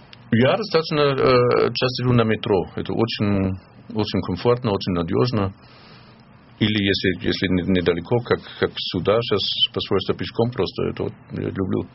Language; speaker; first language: Russian; non-native, fluent; German